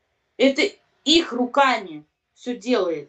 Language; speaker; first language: Russian; native; Russian